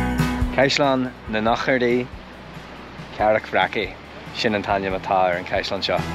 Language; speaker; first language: Irish; non-native, local second language; English